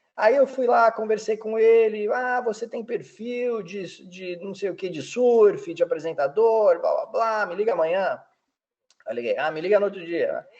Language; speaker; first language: Portuguese; early bilingual, heritage; Portuguese